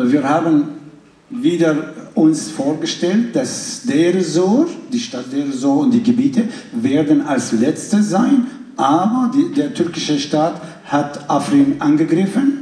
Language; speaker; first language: German; non-native, fluent; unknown